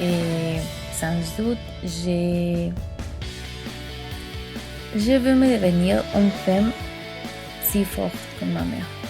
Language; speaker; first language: French; non-native, learner; Spanish